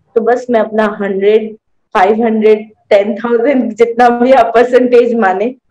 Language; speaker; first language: Hindi; native; Hindi